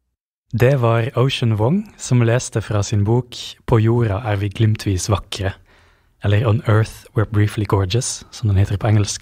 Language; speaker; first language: Norwegian; native; Norwegian